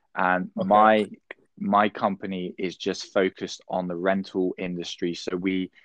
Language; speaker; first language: English; native; English